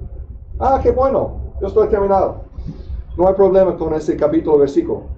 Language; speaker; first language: Spanish; non-native, fluent; English